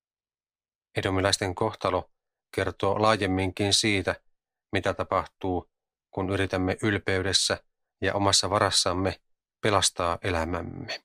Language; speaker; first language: Finnish; native; Finnish